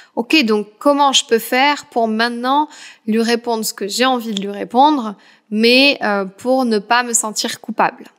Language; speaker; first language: French; native; French